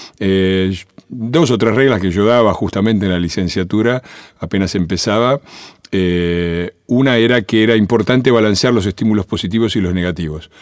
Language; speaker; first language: Spanish; native; Spanish